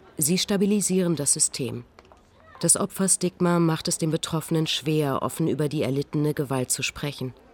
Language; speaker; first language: German; native; German